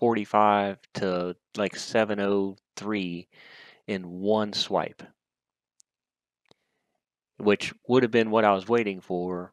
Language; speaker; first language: English; native; English